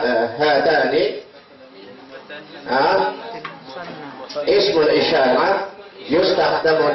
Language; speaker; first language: Arabic; non-native, fluent; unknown